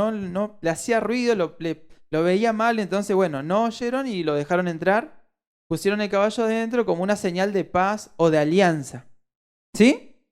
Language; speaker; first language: Spanish; native; Spanish